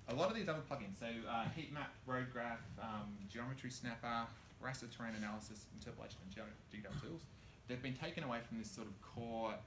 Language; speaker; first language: English; native; English